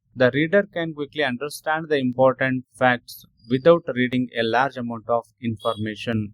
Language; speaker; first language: English; non-native, local second language; Kannada